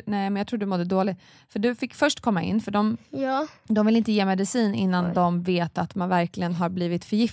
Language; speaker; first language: Swedish; native; Swedish